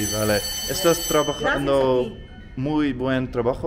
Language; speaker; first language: Spanish; non-native, learner; Dutch